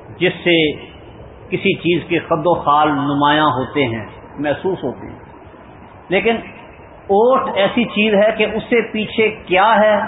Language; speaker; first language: Urdu; non-native, local second language; Punjabi